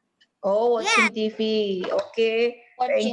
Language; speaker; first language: English; non-native, learner; Indonesian